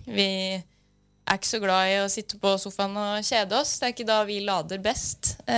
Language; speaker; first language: Norwegian; native; Norwegian